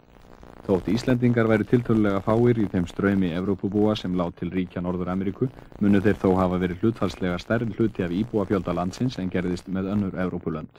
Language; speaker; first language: Icelandic; native; Icelandic